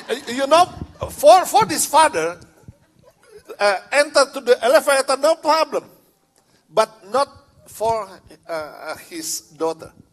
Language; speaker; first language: English; non-native, learner; Indonesian